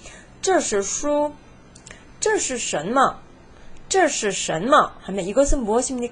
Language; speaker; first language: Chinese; non-native, fluent; Korean